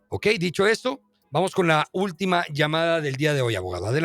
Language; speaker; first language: Spanish; native; Spanish